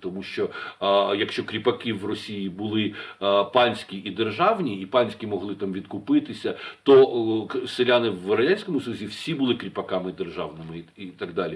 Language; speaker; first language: Ukrainian; native; Ukrainian